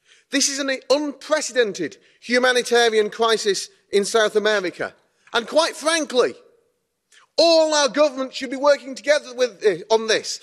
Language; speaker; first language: English; native; English